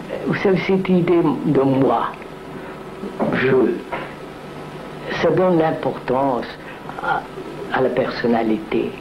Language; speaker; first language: French; non-native, fluent; Telugu